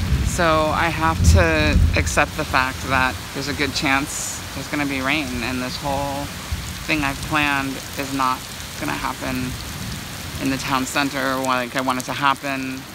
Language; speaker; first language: English; native; English